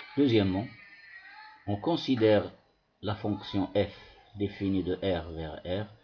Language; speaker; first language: French; non-native, local second language; Arabic